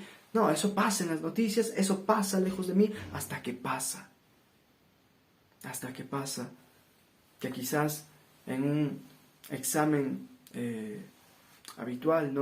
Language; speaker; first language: Spanish; native; Spanish